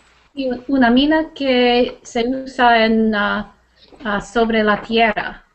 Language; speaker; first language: Spanish; non-native, learner; English